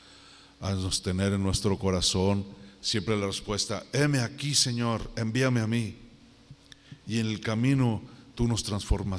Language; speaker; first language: Spanish; native; Spanish